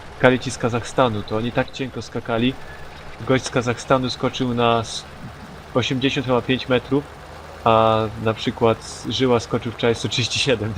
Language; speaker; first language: Polish; native; Polish